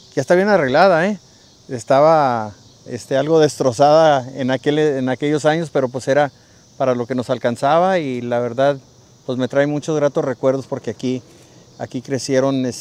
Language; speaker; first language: Spanish; native; Spanish